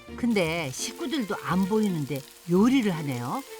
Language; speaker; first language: Korean; native; Korean